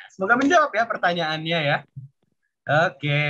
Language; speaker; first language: Indonesian; native; Indonesian